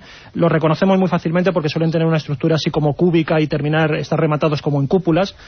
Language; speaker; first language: Spanish; native; Spanish